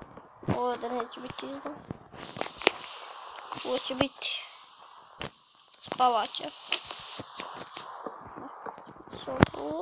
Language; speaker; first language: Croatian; early bilingual, heritage; Bosnian